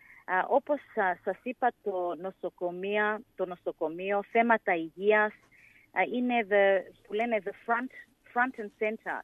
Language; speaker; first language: Greek; early bilingual, heritage; English